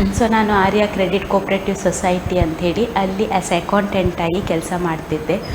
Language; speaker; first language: Kannada; non-native, local second language; Konkani